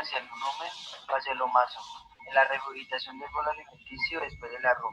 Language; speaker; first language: Spanish; native; Spanish